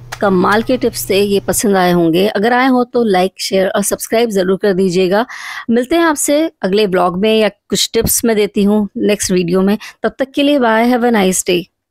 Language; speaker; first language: Hindi; native; Hindi